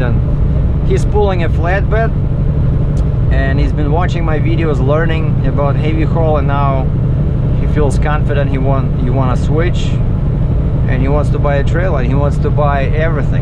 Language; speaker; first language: English; non-native, fluent; Russian